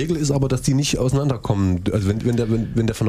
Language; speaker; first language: German; native; German